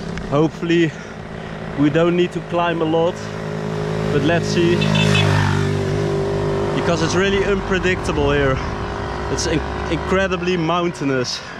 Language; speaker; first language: English; non-native, fluent; Dutch